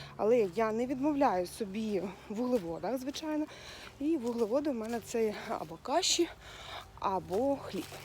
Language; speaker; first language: Ukrainian; non-native, local second language; Russian